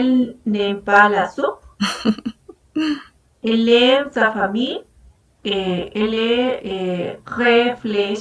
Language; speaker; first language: French; non-native, learner; Spanish